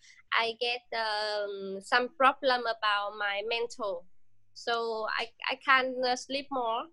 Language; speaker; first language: English; non-native, learner; Vietnamese